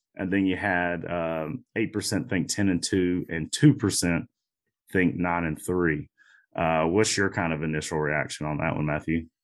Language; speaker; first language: English; native; English